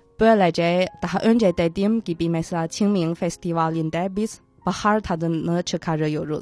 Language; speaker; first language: Turkish; non-native, fluent; Chinese